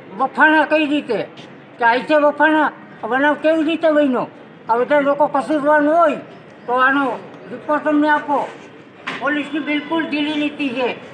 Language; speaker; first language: Gujarati; native; Gujarati